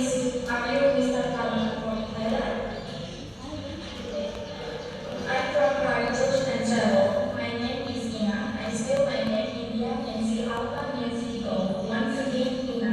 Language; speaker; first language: English; non-native, learner; Indonesian